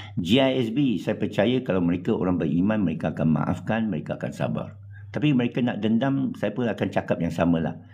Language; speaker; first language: Malay; non-native, local second language; English